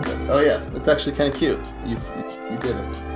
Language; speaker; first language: English; native; English